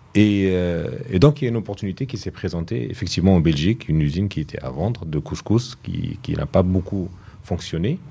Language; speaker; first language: French; non-native, local second language; Arabic